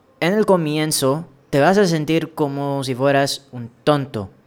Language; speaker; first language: Spanish; non-native, fluent; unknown